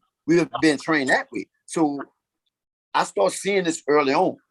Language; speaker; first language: English; native; English